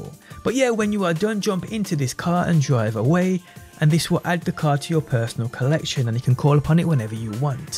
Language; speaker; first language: English; native; English